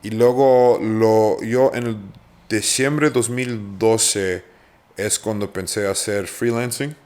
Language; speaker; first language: Spanish; early bilingual, heritage; Spanish